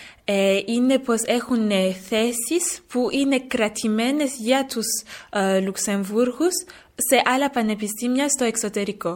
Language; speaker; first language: Greek; early bilingual, heritage; French